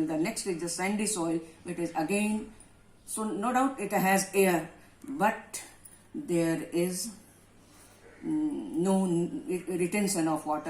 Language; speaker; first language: English; non-native, local second language; Hindi